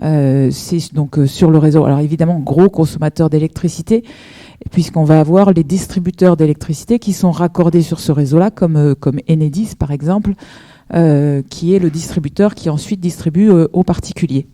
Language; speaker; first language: French; native; French